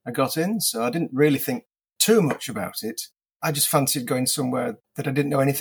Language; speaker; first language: English; native; English